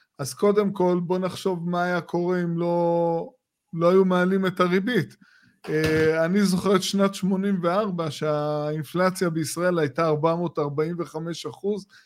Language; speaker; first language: Hebrew; native; Hebrew